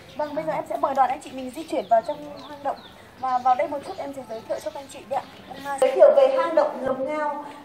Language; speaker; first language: Vietnamese; non-native, local second language; Tày